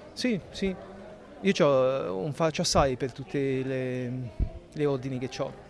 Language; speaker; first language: Italian; early bilingual, heritage; Italian